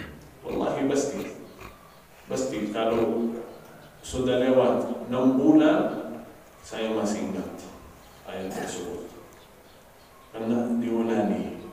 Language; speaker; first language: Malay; non-native, fluent; Arabic